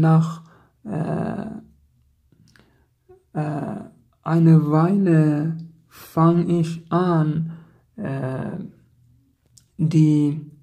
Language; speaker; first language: German; non-native, learner; Persian